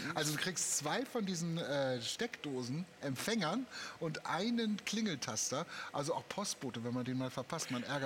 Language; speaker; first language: German; native; German